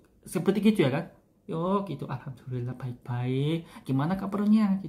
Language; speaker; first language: Indonesian; non-native, fluent; Korean